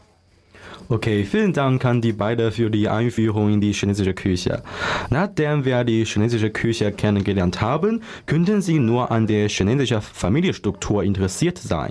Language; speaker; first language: German; non-native, learner; Chinese